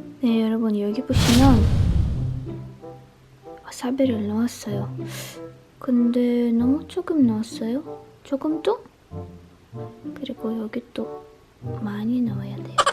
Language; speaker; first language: Korean; non-native, learner; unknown